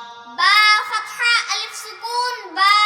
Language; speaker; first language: Arabic; non-native, learner; Bangla